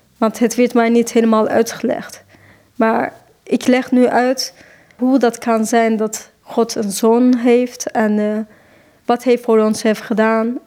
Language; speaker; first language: Dutch; non-native, fluent; Turkish